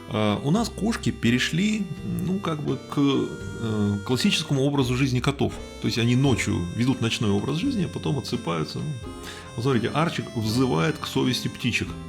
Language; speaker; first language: Russian; native; Russian